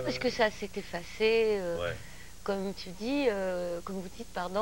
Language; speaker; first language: French; native; French